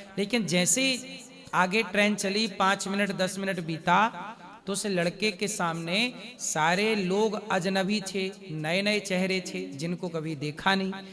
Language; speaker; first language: Hindi; native; Hindi